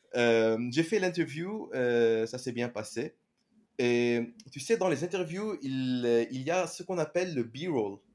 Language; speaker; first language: French; non-native, local second language; Arabic